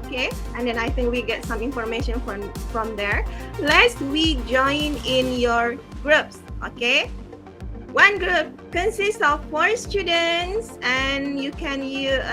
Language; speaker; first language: English; non-native, fluent; Indonesian